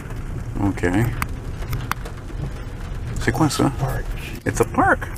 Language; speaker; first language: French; non-native, local second language; English